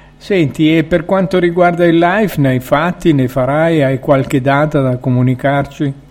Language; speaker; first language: Italian; native; Italian